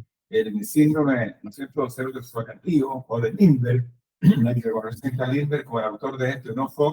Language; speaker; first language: Spanish; native; Spanish